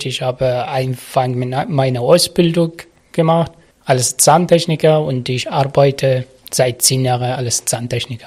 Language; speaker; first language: German; non-native, learner; Arabic